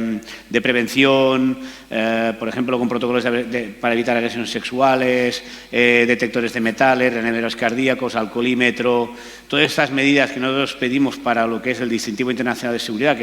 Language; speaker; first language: Spanish; native; Spanish